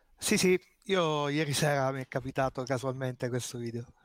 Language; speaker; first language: Italian; native; Italian